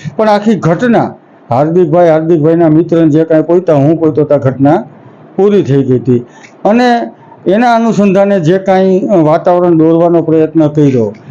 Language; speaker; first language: Gujarati; native; Gujarati